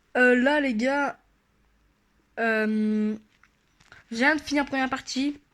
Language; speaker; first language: French; native; French